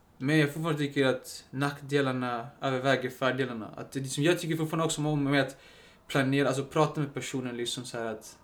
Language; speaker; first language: Swedish; early bilingual, other home language; Spanish